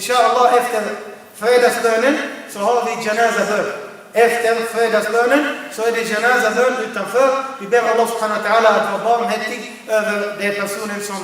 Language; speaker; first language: Swedish; non-native, fluent; Arabic